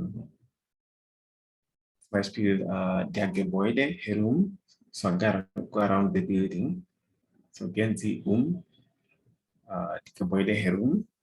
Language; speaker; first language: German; non-native, fluent; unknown